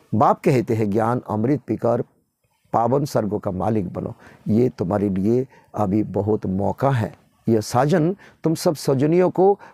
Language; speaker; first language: Hindi; non-native, local second language; Bangla